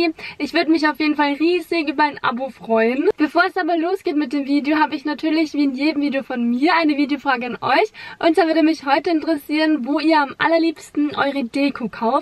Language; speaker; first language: German; native; German